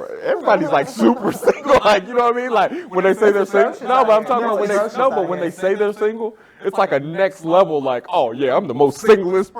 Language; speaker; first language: English; native; English